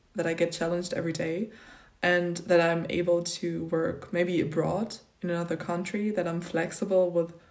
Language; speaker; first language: English; non-native, fluent; German